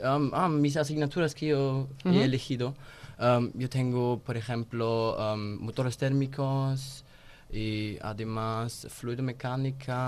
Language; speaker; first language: Spanish; non-native, learner; German